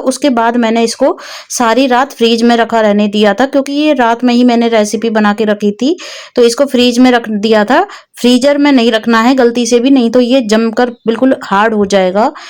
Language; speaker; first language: Hindi; native; Hindi